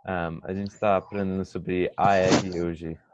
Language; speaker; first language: Portuguese; non-native, fluent; English